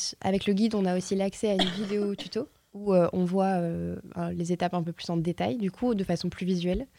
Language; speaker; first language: French; native; French